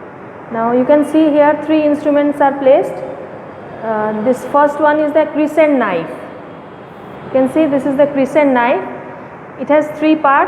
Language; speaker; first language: English; non-native, local second language; Bangla